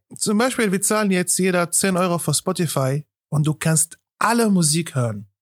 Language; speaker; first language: German; non-native, fluent; Arabic